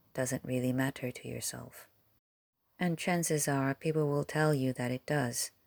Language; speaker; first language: English; non-native, fluent; Korean